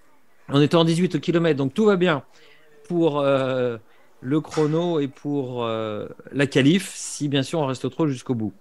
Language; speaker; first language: French; native; French